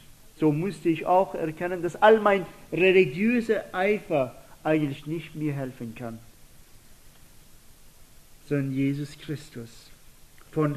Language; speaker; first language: German; non-native, fluent; Persian